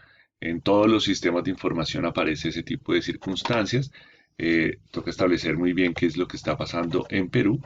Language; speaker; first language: Spanish; native; Spanish